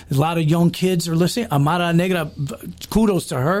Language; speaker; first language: English; early bilingual, other home language; Spanish